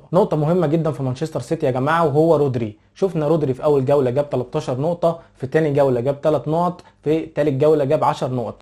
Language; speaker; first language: Arabic; native; Arabic